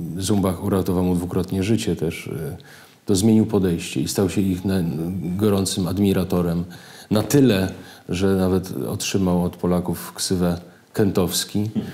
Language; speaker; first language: Polish; native; Polish